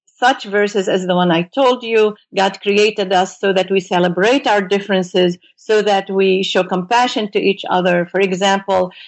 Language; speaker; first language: English; non-native, fluent; Arabic